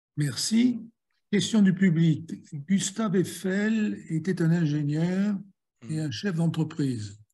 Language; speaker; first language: French; native; French